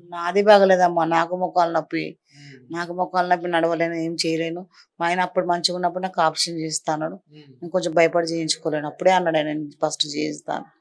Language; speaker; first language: Telugu; native; Telugu